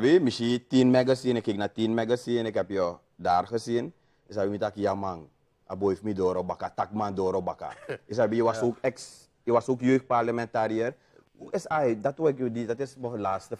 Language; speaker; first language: Dutch; native; Dutch